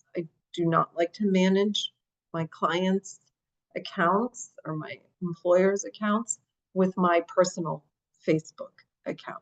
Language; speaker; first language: English; native; English